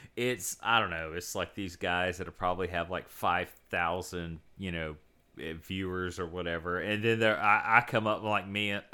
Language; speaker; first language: English; native; English